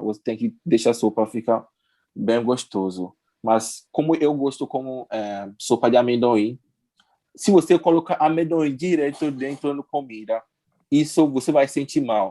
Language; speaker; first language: Portuguese; non-native, learner; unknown